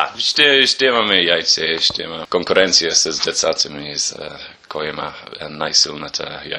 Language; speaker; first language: Bulgarian; non-native, learner; English